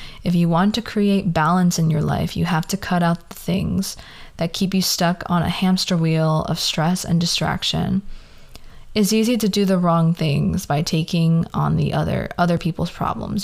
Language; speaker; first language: English; early bilingual, other home language; Spanish